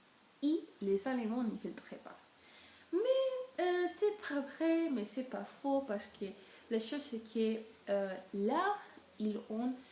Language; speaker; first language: French; non-native, learner; Spanish